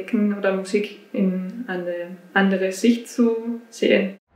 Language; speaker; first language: German; non-native, learner; Spanish